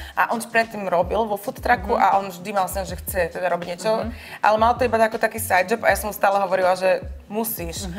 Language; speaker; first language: Slovak; native; Slovak